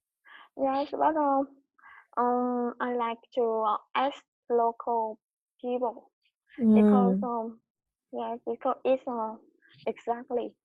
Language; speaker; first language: English; non-native, learner; Vietnamese